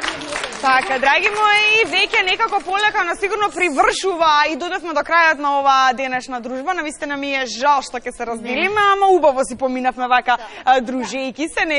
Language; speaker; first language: Macedonian; native; Macedonian